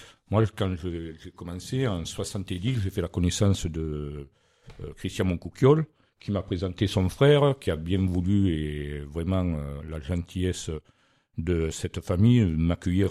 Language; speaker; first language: French; native; French